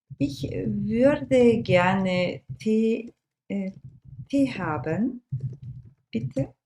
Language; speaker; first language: German; non-native, fluent; Turkish